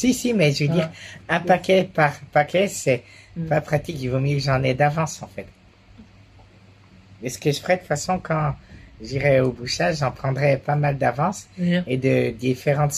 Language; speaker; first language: French; native; French